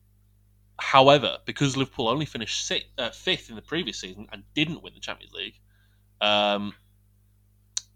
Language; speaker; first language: English; native; English